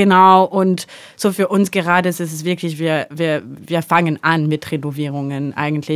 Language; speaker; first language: German; non-native, learner; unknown